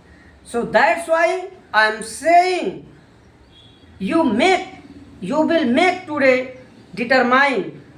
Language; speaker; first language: English; non-native, learner; Hindi